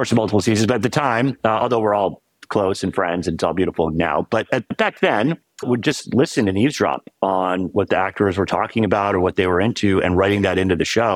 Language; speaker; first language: English; native; English